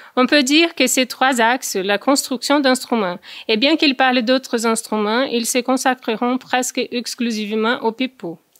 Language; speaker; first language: French; non-native, fluent; Portuguese